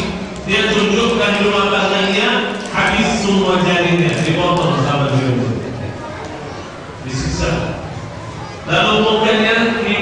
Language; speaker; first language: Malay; non-native, fluent; Arabic